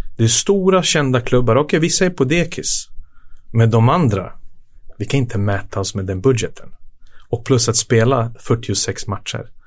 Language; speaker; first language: Swedish; early bilingual, other home language; Serbian